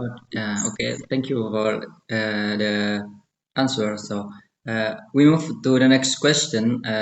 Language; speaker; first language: English; non-native, learner; Indonesian